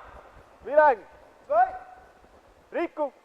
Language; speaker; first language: German; native; German